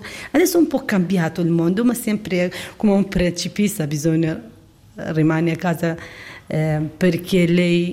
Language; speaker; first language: Italian; non-native, learner; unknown